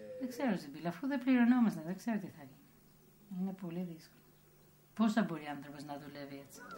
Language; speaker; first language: Greek; non-native, learner; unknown